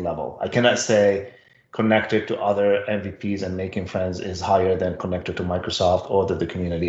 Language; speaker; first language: English; non-native, fluent; Arabic